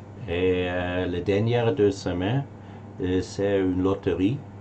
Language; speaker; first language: French; non-native, learner; German